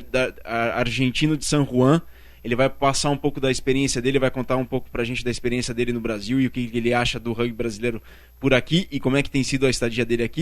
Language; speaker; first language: Portuguese; native; Portuguese